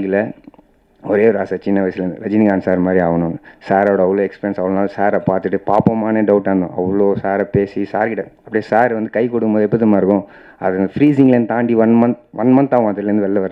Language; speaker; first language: Tamil; native; Tamil